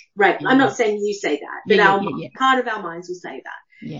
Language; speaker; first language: English; native; English